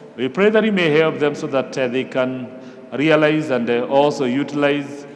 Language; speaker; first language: English; non-native, local second language; Kikuyu